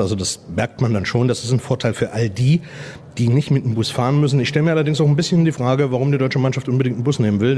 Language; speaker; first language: German; native; German